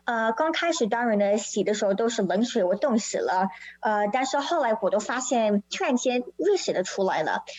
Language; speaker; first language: Chinese; early bilingual, heritage; Chinese